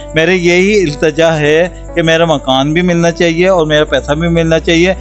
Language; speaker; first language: Urdu; non-native, local second language; Punjabi